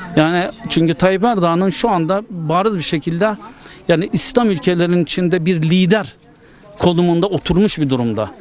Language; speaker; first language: Turkish; native; Turkish